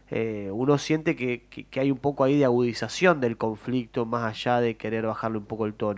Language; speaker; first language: Spanish; native; Spanish